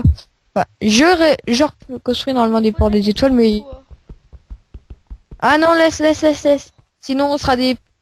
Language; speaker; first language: French; native; French